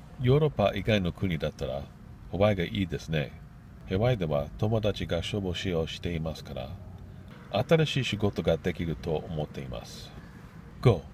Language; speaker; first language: Japanese; non-native, learner; English